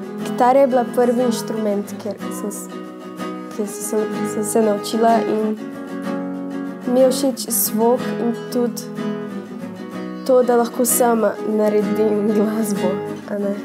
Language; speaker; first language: Slovenian; early bilingual, other home language; Portuguese